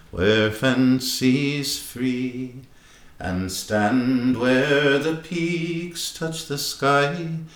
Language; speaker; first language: English; native; English